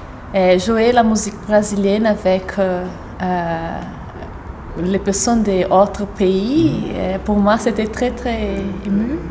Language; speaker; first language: French; non-native, learner; Portuguese